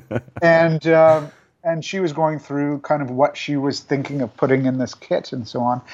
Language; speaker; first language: English; native; English